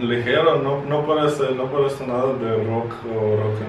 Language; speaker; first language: Spanish; non-native, fluent; Russian